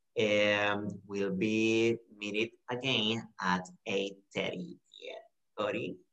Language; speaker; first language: English; non-native, learner; Spanish